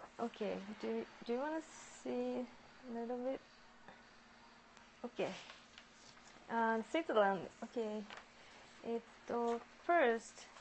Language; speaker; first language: English; non-native, learner; Japanese